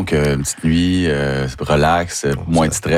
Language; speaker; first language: French; native; French